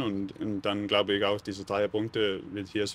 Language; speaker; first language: German; non-native, learner; Danish